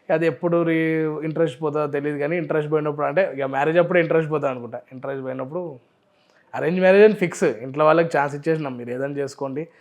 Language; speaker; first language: Telugu; non-native, local second language; Urdu